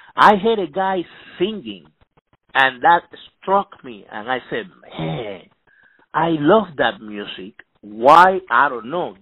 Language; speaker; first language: English; non-native, fluent; Spanish